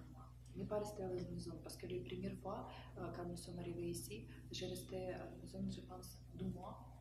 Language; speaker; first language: French; non-native, learner; Russian